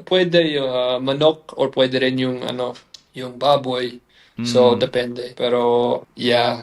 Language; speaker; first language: Filipino; non-native, fluent; English